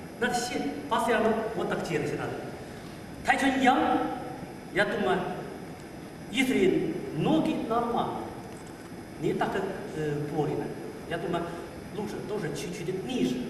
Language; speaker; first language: Russian; non-native, learner; Chinese